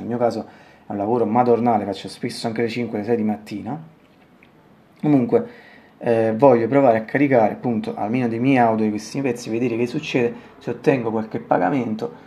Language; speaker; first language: Italian; native; Italian